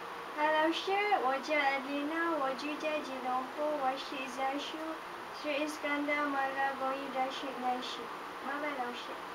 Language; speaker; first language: Chinese; non-native, learner; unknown